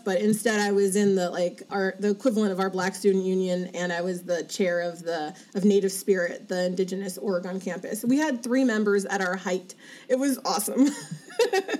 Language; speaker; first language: English; native; English